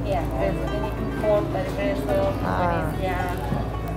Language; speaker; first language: Indonesian; non-native, learner; Turkish